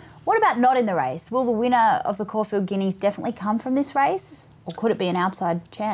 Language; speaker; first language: English; native; English